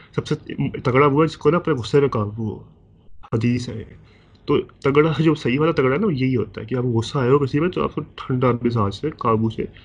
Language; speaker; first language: Urdu; native; Urdu